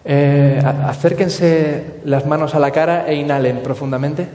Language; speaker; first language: Spanish; native; Spanish